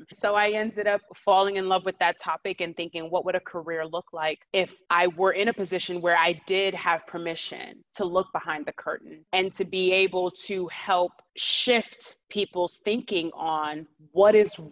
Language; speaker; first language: English; native; English